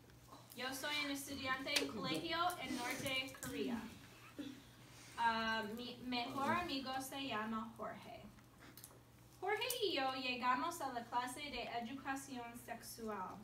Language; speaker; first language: Spanish; non-native, learner; English